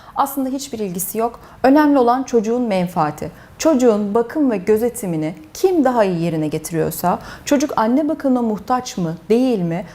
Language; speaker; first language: Turkish; early bilingual, heritage; Turkish